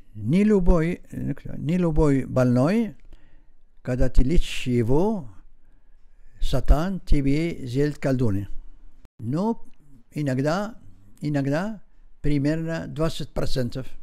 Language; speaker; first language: Russian; non-native, learner; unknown